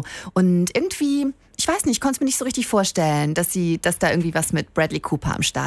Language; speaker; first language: German; native; German